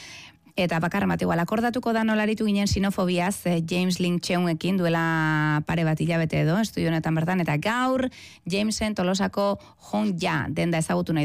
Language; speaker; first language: Basque; native; Basque